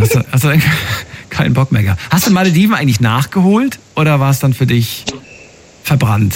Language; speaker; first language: German; native; German